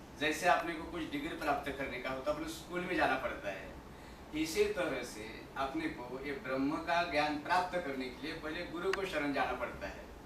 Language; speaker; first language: Hindi; non-native, local second language; Marathi